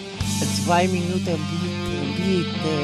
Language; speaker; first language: German; non-native, learner; Greek